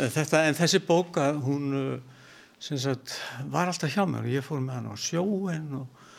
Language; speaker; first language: Icelandic; native; Icelandic